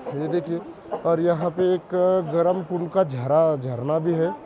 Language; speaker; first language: Hindi; non-native, local second language; Marathi